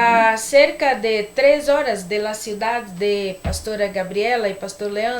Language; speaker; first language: Spanish; non-native, learner; Portuguese